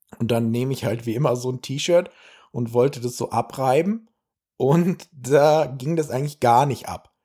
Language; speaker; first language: German; early bilingual, heritage; German